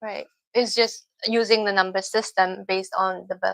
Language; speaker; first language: English; non-native, fluent; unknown